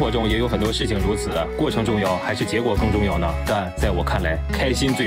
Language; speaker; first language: Chinese; native; Chinese